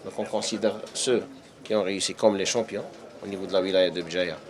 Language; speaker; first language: French; non-native, local second language; Arabic